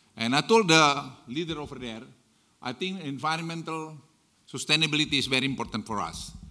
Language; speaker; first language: English; non-native, fluent; Indonesian